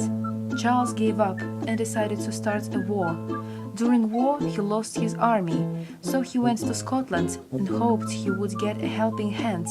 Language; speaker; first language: English; non-native, learner; Russian